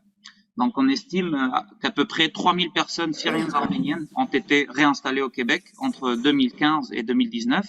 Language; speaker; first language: French; native; French